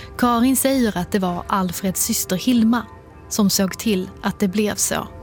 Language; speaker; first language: Swedish; native; Swedish